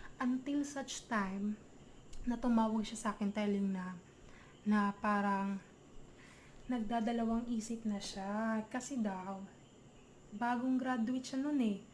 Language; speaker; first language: Filipino; non-native, local second language; Cebuano